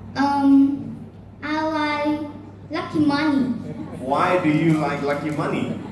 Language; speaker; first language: English; non-native, fluent; Vietnamese